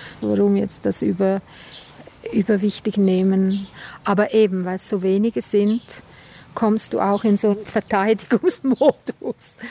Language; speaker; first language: German; non-native, local second language; Romansh